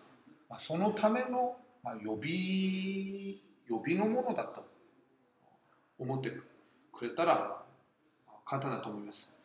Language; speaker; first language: Japanese; non-native, fluent; Korean